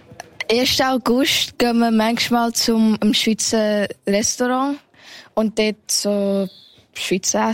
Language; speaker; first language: German; early bilingual, heritage; German